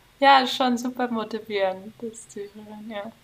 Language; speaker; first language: German; non-native, fluent; English